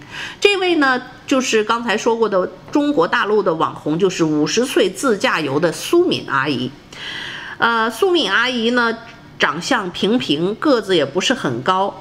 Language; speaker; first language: Chinese; native; Chinese